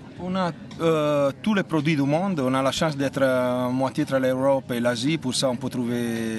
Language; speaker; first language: French; non-native, fluent; Italian